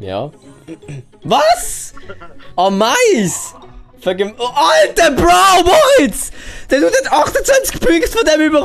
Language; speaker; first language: German; native; German